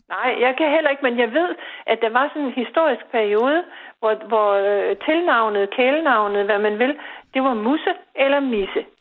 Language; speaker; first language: Danish; native; Danish